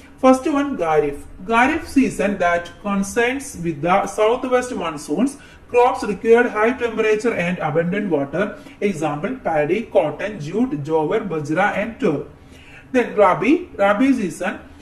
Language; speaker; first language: English; non-native, local second language; Malayalam